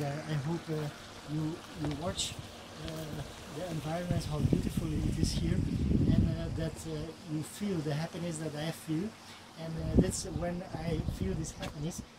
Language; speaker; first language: English; non-native, fluent; Dutch